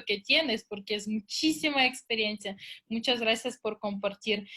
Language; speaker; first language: Spanish; native; Spanish